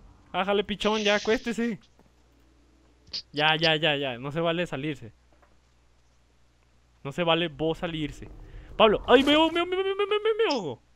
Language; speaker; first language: Spanish; native; Spanish